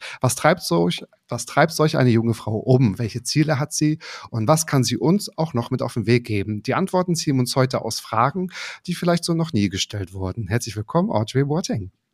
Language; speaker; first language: German; native; German